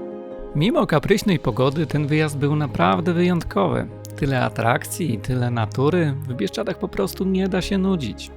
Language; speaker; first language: Polish; native; Polish